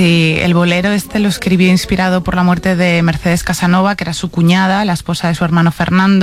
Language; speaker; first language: Spanish; native; Spanish